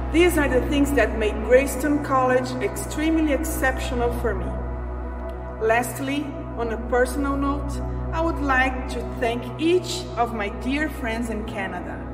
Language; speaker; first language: English; non-native, fluent; Portuguese